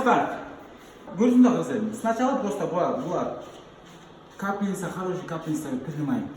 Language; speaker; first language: Russian; non-native, local second language; Kyrgyz